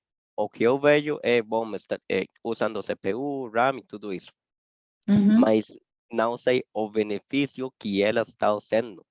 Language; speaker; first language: Portuguese; non-native, fluent; Spanish